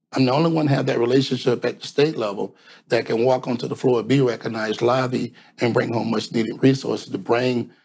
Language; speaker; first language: English; native; English